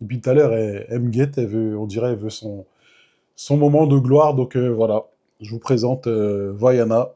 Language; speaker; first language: French; native; French